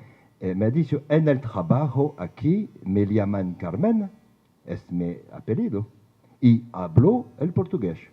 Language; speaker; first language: Spanish; non-native, fluent; French